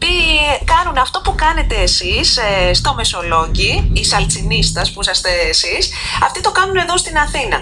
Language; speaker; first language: Greek; native; Greek